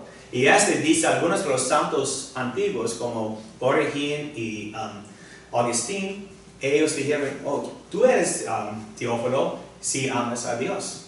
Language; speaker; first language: Spanish; non-native, fluent; English